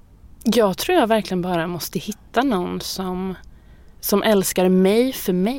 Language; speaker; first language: Swedish; native; Swedish